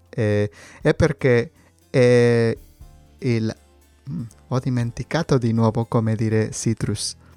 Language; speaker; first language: Italian; non-native, learner; Spanish